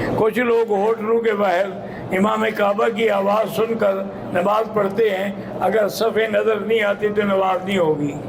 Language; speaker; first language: Urdu; native; Urdu